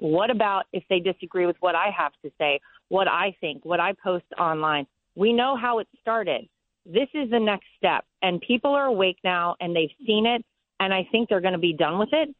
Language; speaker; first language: English; native; English